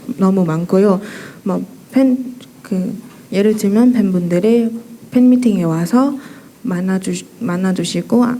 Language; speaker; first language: Korean; non-native, fluent; Thai